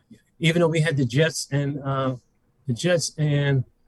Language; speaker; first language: English; native; English